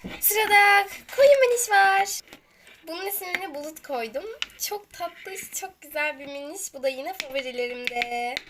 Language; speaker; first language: Turkish; native; Turkish